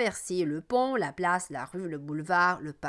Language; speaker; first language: French; non-native, fluent; Italian